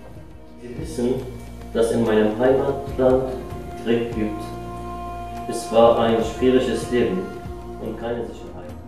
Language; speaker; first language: German; non-native, learner; Arabic